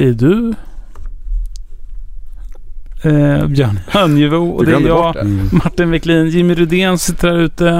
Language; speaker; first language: Swedish; native; Swedish